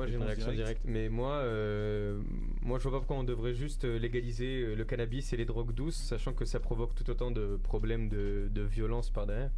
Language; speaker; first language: French; native; French